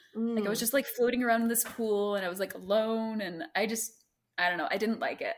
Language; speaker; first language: English; native; English